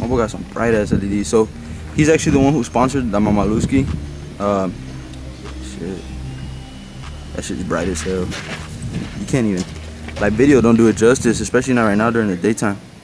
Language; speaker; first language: English; early bilingual, other home language; Spanish